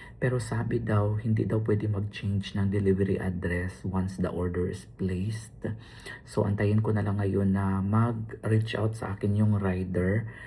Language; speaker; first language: Filipino; non-native, local second language; Cebuano